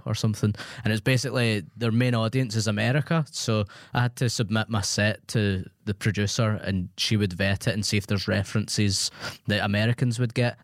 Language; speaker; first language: English; native; English